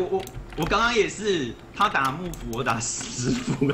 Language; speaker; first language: Chinese; native; Chinese